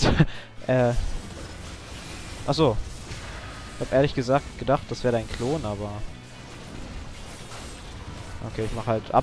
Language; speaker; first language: German; native; German